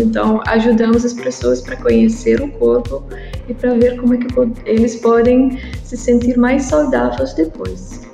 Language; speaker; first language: Portuguese; non-native, learner; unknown